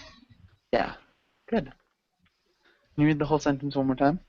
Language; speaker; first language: English; native; English